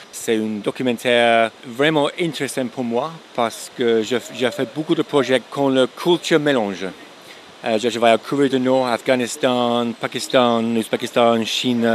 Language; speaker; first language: French; non-native, learner; English